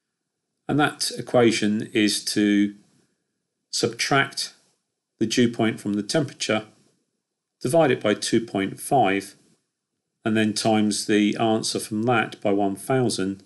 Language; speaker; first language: English; native; English